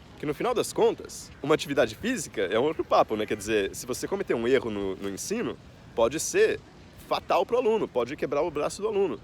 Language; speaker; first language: Portuguese; native; Portuguese